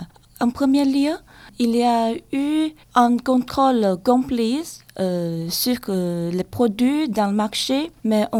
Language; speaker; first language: French; non-native, learner; Chinese